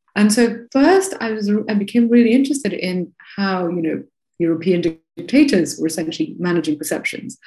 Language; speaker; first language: English; non-native, fluent; Russian